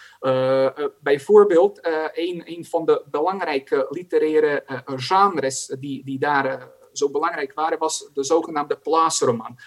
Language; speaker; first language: Dutch; non-native, fluent; Croatian